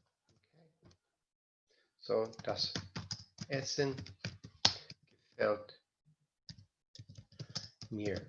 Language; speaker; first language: German; non-native, fluent; English